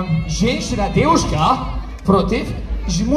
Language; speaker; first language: Russian; non-native, learner; Turkish